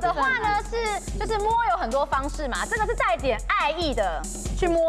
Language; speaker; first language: Chinese; native; Chinese